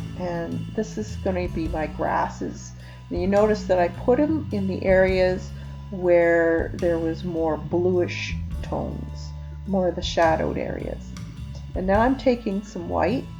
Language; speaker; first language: English; native; English